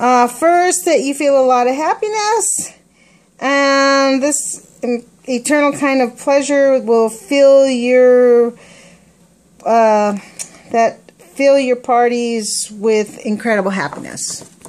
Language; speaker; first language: English; native; English